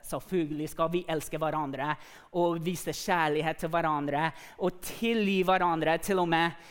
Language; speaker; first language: Norwegian; non-native, fluent; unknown